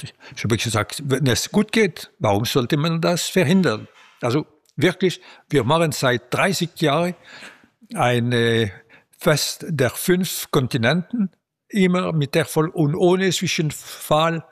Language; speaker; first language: German; non-native, local second language; French